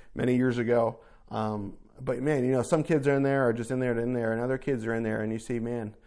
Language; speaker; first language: English; native; English